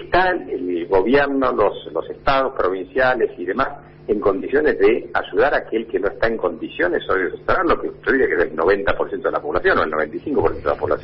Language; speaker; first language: Spanish; native; Spanish